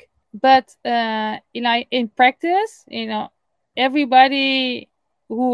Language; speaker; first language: English; non-native, fluent; Dutch